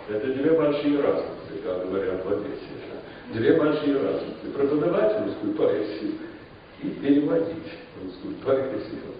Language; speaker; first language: Russian; non-native, fluent; English